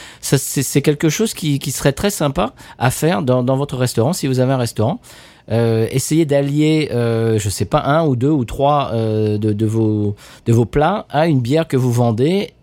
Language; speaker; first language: French; native; French